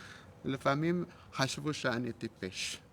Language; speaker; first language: Hebrew; non-native, fluent; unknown